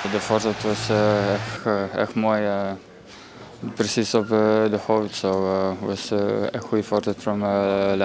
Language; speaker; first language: Dutch; non-native, learner; Slovenian